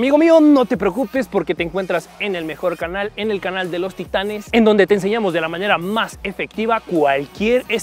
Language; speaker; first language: Spanish; native; Spanish